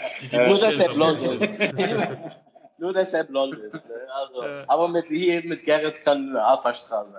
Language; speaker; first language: German; non-native, learner; Portuguese